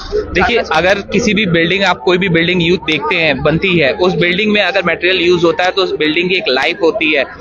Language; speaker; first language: Hindi; native; Hindi